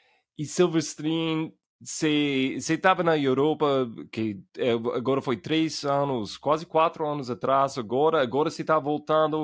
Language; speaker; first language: Portuguese; non-native, fluent; English